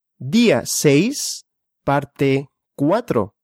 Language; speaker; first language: Spanish; non-native, fluent; Russian